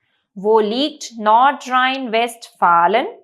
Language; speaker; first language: German; non-native, fluent; Hindi